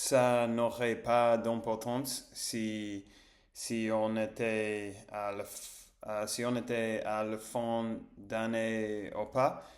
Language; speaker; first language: French; non-native, learner; English